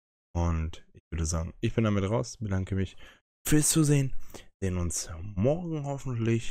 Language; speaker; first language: German; native; German